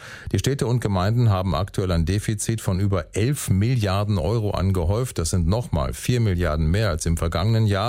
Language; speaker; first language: German; native; German